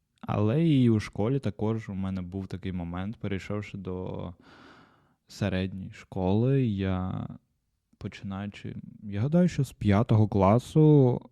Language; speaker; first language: Ukrainian; non-native, local second language; Russian